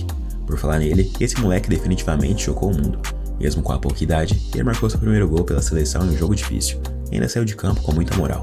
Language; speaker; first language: Portuguese; native; Portuguese